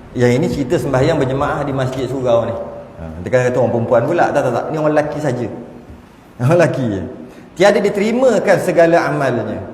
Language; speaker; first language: Malay; native; Malay